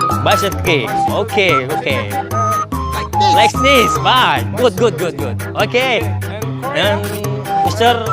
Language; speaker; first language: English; non-native, learner; Indonesian